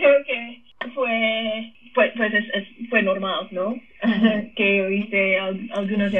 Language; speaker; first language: Spanish; non-native, fluent; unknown